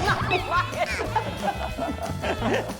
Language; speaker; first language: Chinese; native; Chinese